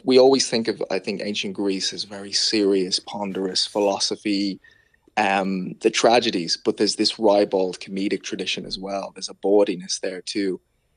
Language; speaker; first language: English; native; English